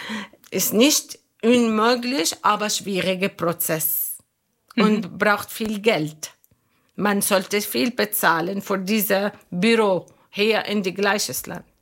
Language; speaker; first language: German; non-native, fluent; Arabic